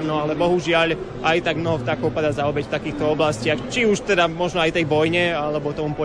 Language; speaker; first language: Slovak; native; Slovak